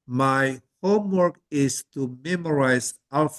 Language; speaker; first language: English; non-native, fluent; Indonesian